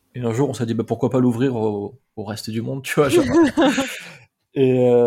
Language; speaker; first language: French; native; French